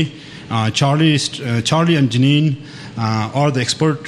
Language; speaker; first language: English; non-native, local second language; Sherpa